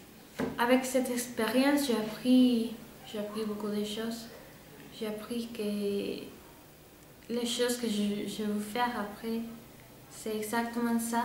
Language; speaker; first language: French; non-native, fluent; Spanish